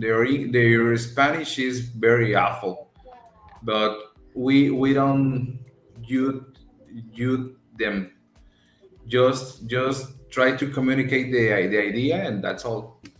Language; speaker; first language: English; non-native, learner; Spanish